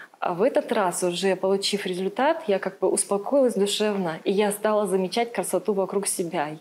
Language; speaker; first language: Russian; native; Russian